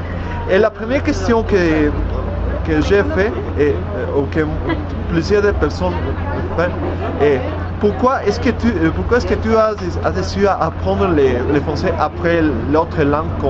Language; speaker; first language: French; non-native, learner; Spanish